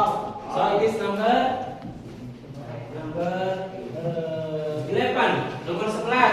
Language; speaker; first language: English; non-native, learner; Indonesian